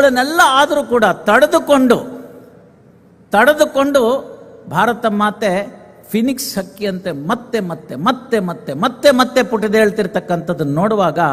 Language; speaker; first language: Kannada; native; Kannada